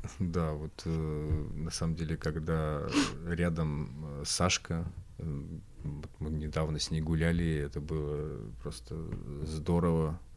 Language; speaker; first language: Russian; native; Russian